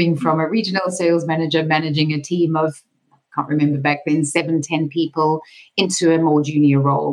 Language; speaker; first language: English; native; English